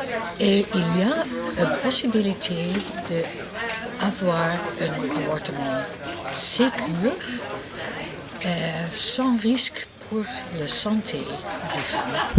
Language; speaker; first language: French; non-native, learner; Dutch